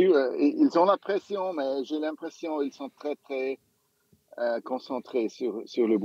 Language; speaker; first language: French; non-native, local second language; German